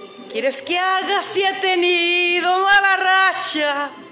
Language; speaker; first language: Spanish; early bilingual, heritage; Spanish